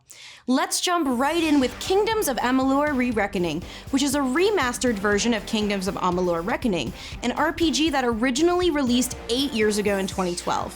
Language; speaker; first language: English; native; English